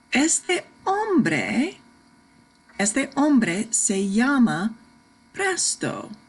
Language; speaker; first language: Spanish; non-native, fluent; English